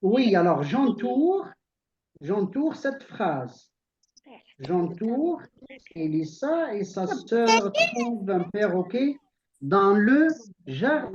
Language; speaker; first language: French; non-native, local second language; Arabic